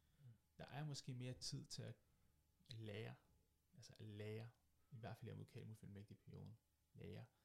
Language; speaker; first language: Danish; early bilingual, other home language; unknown